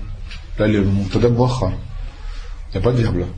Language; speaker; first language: Arabic; non-native, fluent; French